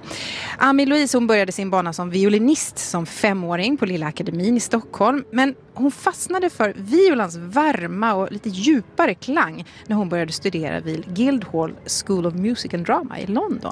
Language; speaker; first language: Swedish; native; Swedish